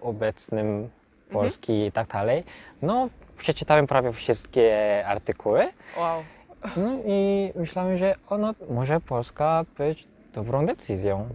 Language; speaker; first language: Polish; non-native, learner; Korean